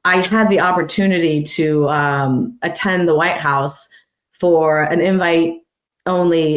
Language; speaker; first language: English; non-native, fluent; Persian